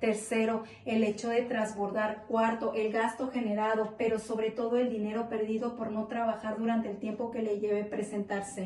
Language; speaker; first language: Spanish; native; Spanish